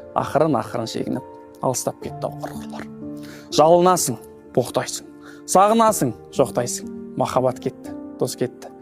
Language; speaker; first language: Kazakh; non-native, local second language; Russian